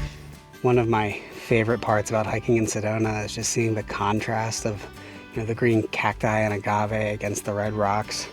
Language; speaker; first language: English; native; English